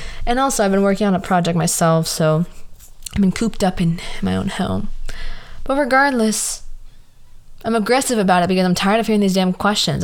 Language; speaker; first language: English; early bilingual, other home language; Spanish